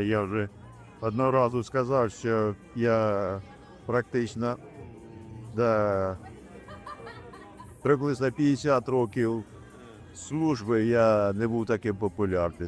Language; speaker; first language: Ukrainian; non-native, local second language; Russian